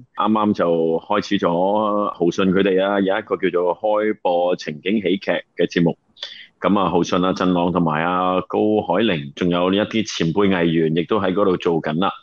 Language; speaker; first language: Cantonese; native; Cantonese